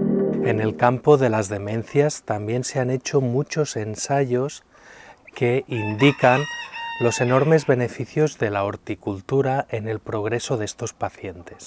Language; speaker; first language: Spanish; native; Spanish